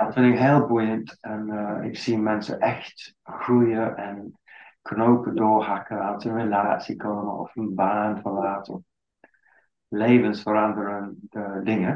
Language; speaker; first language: Dutch; non-native, fluent; English